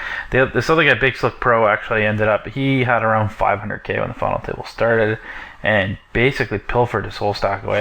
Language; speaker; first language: English; native; English